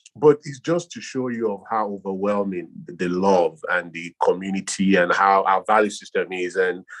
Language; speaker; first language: English; non-native, local second language; Yoruba